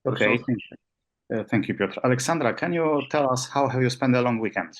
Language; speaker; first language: English; non-native, fluent; Polish